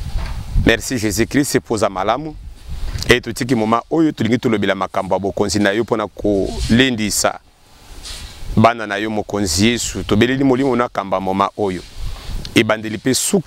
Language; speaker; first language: French; non-native, local second language; Lingala